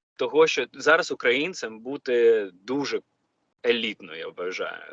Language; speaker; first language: Ukrainian; non-native, local second language; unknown